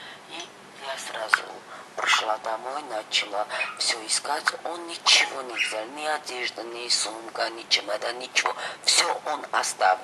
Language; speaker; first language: Russian; non-native, fluent; Georgian